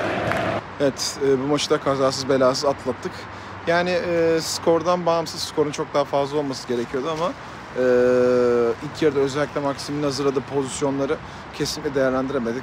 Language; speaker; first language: Turkish; native; Turkish